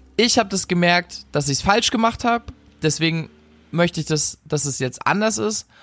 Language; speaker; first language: German; native; German